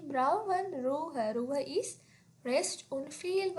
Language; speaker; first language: German; non-native, learner; Sinhala